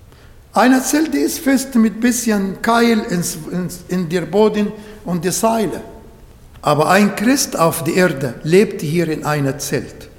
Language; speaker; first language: German; non-native, fluent; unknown